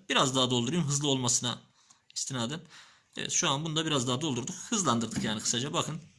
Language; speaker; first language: Turkish; native; Turkish